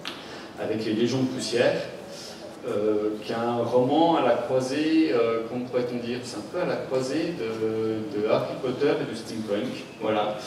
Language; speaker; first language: French; native; French